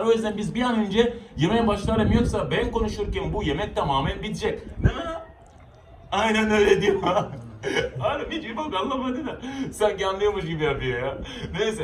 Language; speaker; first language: Turkish; non-native, fluent; Arabic